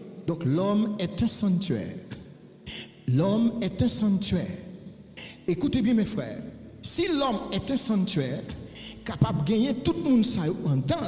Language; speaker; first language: French; non-native, local second language; Haitian Creole